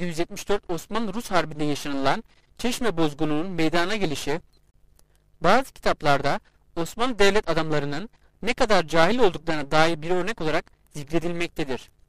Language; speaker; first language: Turkish; native; Turkish